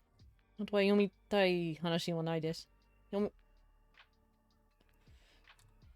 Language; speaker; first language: Japanese; non-native, learner; English